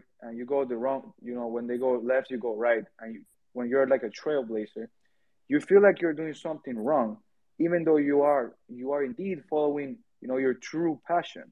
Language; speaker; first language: English; non-native, fluent; Spanish